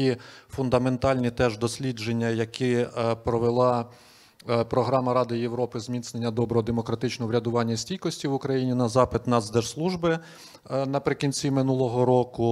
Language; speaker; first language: Ukrainian; native; Ukrainian